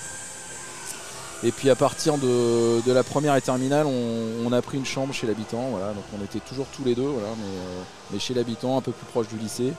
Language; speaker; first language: French; native; French